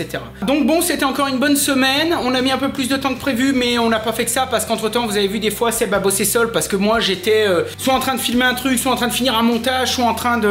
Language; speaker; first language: French; native; French